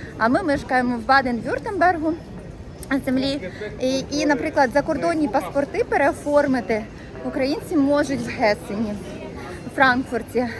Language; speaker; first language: Ukrainian; native; Ukrainian